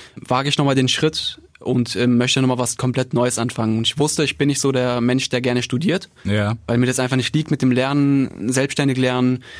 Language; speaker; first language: German; early bilingual, other home language; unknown